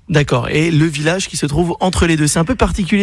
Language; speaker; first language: French; native; French